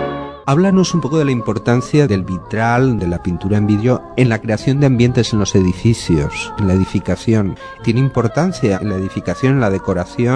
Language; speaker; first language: Spanish; native; Spanish